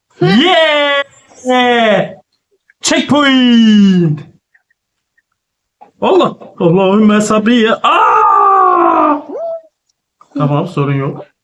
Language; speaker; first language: Turkish; native; Turkish